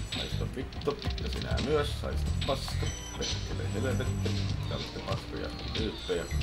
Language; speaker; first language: Finnish; native; Finnish